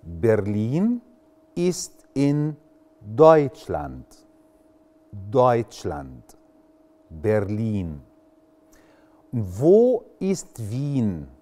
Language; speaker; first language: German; non-native, fluent; Arabic